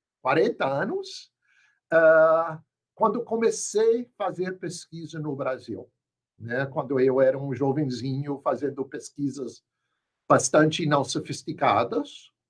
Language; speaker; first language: Portuguese; non-native, fluent; English